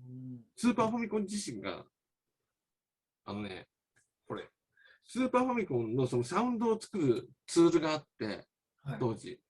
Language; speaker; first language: Japanese; native; Japanese